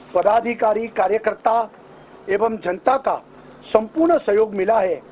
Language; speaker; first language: Hindi; non-native, local second language; Gujarati